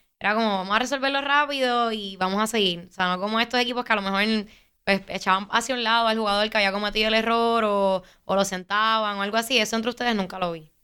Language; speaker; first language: Spanish; native; Spanish